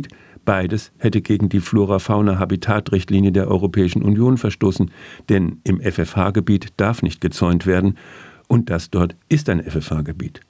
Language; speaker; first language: German; native; German